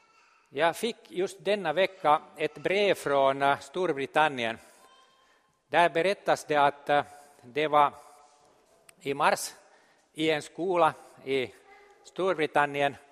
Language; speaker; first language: Swedish; non-native, local second language; Finnish